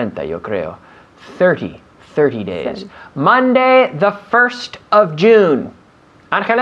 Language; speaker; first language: English; non-native, fluent; Spanish